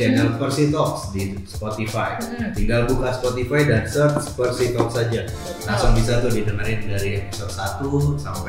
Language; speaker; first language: Indonesian; native; Indonesian